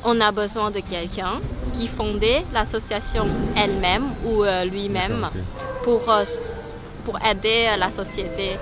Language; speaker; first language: French; non-native, learner; Thai